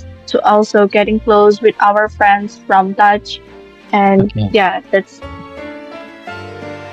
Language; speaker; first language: English; non-native, learner; Indonesian